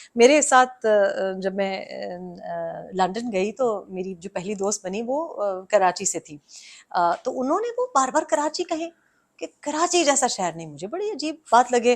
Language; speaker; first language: Urdu; non-native, local second language; Pashto